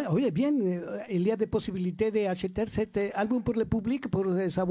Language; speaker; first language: French; non-native, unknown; Spanish